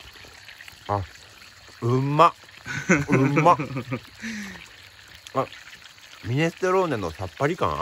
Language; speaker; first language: Japanese; native; Japanese